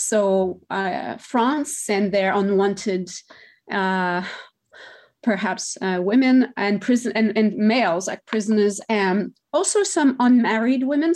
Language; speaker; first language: English; non-native, fluent; French